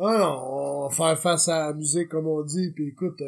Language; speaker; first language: French; native; French